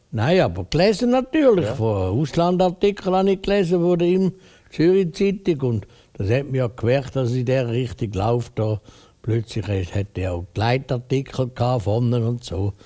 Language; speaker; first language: German; native; German